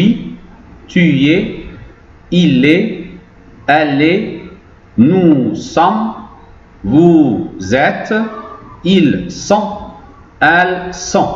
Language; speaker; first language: French; non-native, fluent; Arabic